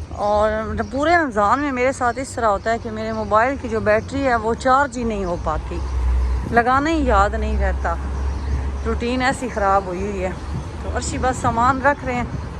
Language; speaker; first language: Urdu; native; Urdu